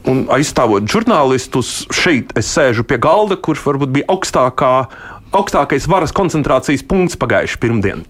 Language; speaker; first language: Latvian; non-native, local second language; Russian